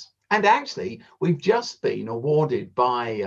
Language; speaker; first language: English; native; English